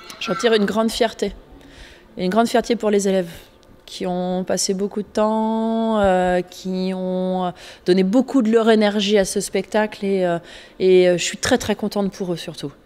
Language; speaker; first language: French; native; French